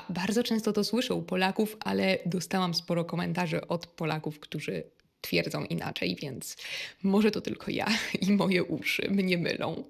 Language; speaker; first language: Polish; native; Polish